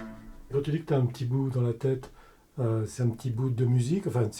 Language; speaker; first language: French; native; French